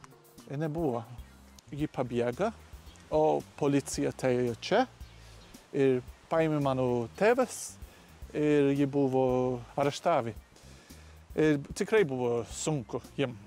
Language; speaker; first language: Lithuanian; non-native, learner; English